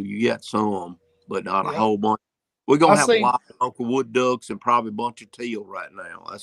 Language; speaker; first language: English; native; English